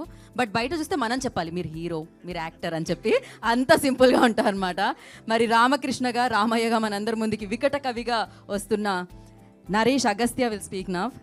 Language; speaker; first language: Telugu; native; Telugu